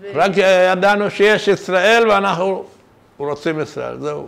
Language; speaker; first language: Hebrew; non-native, fluent; Persian